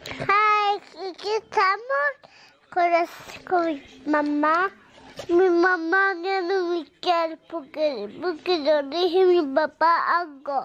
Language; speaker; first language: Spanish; early bilingual, heritage; Spanish